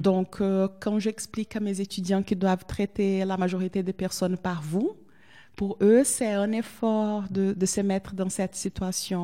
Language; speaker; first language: French; non-native, fluent; Portuguese